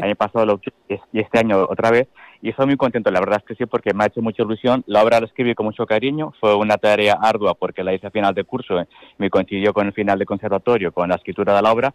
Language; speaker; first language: Spanish; native; Spanish